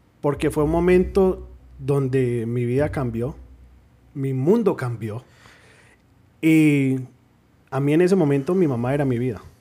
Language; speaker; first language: Spanish; early bilingual, heritage; Spanish